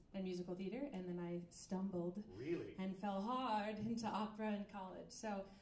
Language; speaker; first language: English; native; English